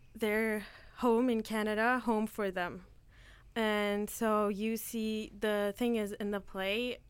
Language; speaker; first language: English; non-native, fluent; Turkish